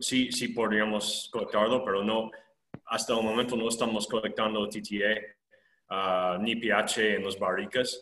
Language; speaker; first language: Spanish; non-native, fluent; English